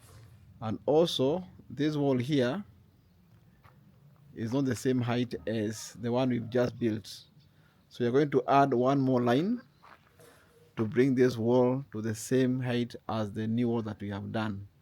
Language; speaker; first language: English; non-native, local second language; Swahili